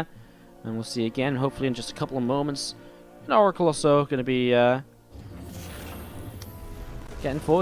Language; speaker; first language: English; native; English